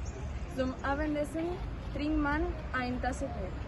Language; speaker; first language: German; non-native, learner; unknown